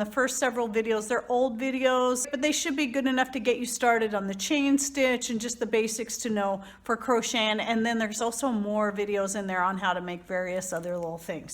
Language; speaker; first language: English; native; English